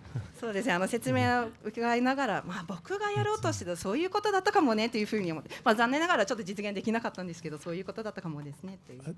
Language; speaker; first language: Japanese; native; Japanese